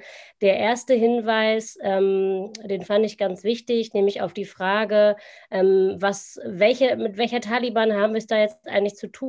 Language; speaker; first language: German; native; German